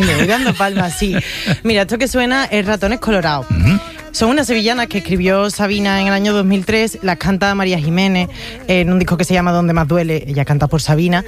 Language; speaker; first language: Spanish; native; Spanish